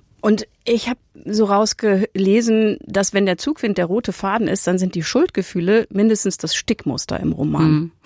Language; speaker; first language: German; native; German